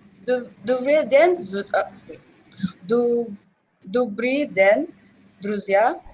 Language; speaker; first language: Russian; non-native, learner; Malay